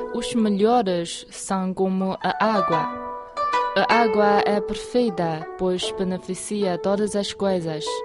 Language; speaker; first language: Portuguese; non-native, fluent; Chinese